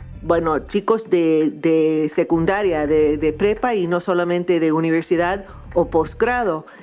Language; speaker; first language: Spanish; non-native, fluent; English